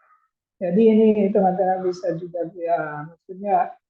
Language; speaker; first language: Indonesian; non-native, fluent; Thai